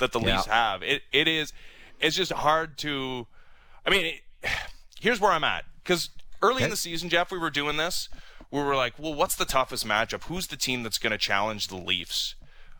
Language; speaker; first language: English; native; English